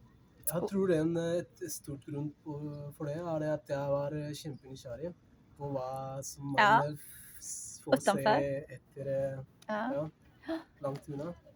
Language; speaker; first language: Norwegian; non-native, fluent; Spanish